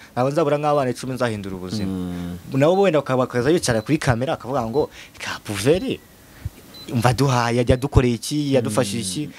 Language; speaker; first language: Kinyarwanda; native; Kinyarwanda